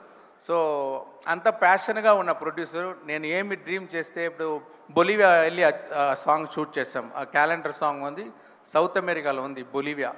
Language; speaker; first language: Telugu; non-native, local second language; Tamil